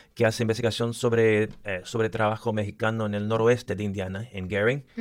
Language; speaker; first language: Spanish; early bilingual, other home language; English